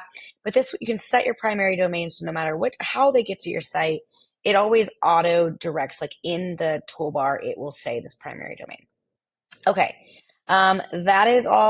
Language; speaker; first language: English; native; English